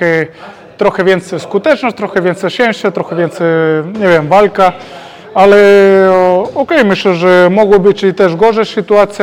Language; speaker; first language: Polish; non-native, fluent; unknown